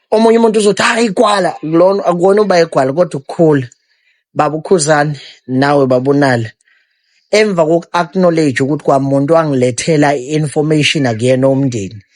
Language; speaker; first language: Zulu; native; Zulu